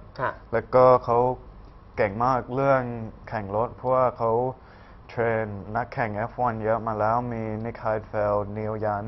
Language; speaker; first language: Thai; early bilingual, heritage; Thai